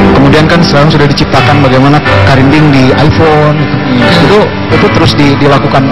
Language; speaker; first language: Indonesian; native; Indonesian